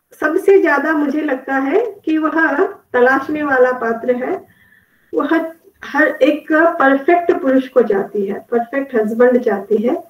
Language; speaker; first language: Hindi; non-native, local second language; Kannada